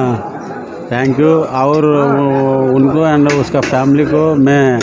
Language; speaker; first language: Hindi; non-native, local second language; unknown